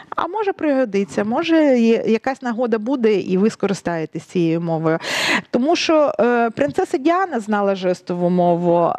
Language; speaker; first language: Ukrainian; native; Ukrainian